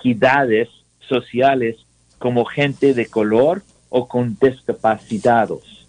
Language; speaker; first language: Spanish; non-native, learner; English